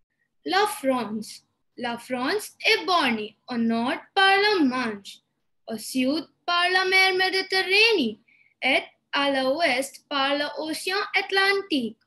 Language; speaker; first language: French; non-native, learner; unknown